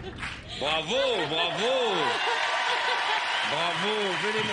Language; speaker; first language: French; native; French